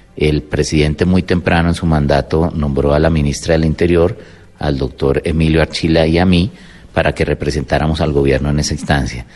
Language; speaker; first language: Spanish; native; Spanish